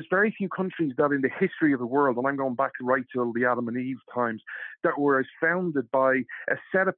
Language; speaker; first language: English; native; English